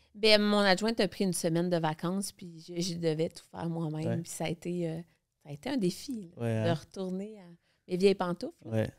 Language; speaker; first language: French; native; French